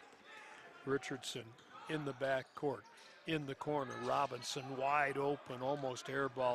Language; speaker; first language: English; native; English